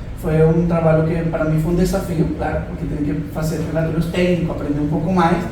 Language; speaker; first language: Portuguese; non-native, fluent; Spanish